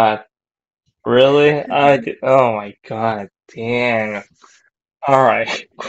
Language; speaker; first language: English; non-native, fluent; Korean